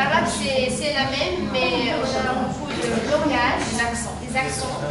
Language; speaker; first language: French; non-native, learner; Arabic